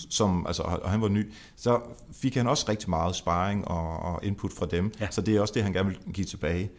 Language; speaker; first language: Danish; native; Danish